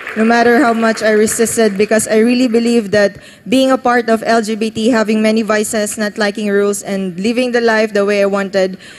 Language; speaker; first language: English; non-native, local second language; Filipino